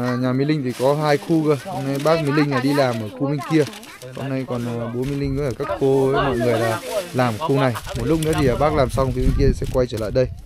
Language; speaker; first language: Vietnamese; non-native, local second language; Hmong